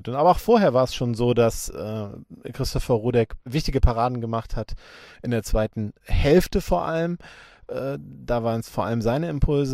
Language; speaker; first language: German; native; German